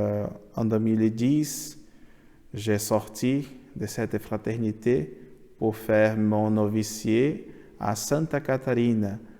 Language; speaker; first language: French; non-native, learner; Portuguese